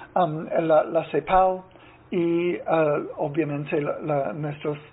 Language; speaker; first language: Spanish; non-native, fluent; English